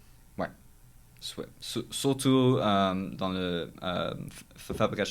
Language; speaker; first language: French; non-native, learner; English